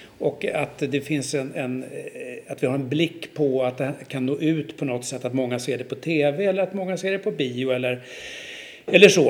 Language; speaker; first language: Swedish; native; Swedish